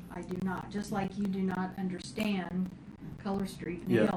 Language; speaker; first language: English; native; English